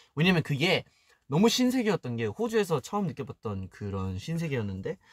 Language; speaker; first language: Korean; early bilingual, heritage; Korean